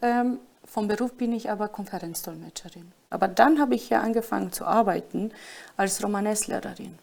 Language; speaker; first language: German; non-native, fluent; Romany